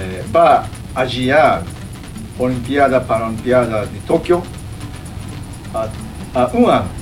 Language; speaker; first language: Portuguese; non-native, fluent; Japanese